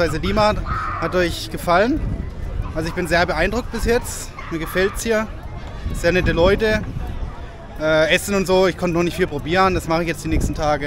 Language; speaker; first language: German; native; German